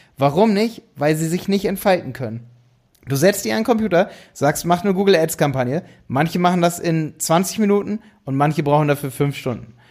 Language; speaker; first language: German; native; German